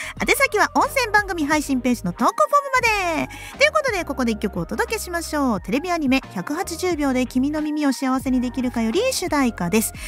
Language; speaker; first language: Japanese; native; Japanese